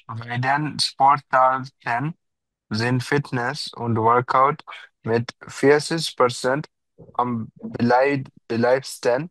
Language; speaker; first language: German; non-native, learner; Bangla